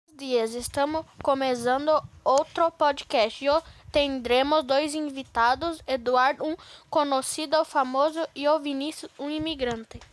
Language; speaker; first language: Portuguese; non-native, learner; Spanish